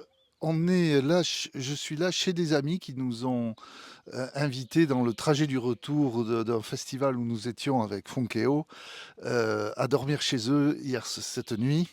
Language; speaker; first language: French; native; French